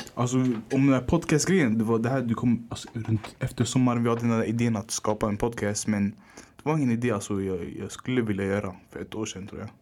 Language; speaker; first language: Swedish; early bilingual, other home language; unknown